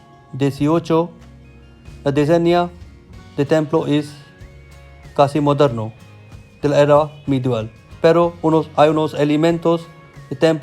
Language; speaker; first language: Spanish; non-native, learner; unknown